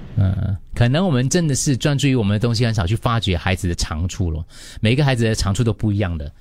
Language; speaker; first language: Chinese; native; Chinese